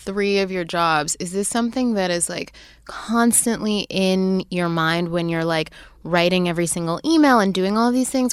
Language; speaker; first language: English; native; English